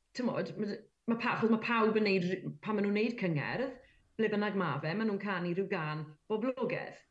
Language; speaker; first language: Welsh; native; Welsh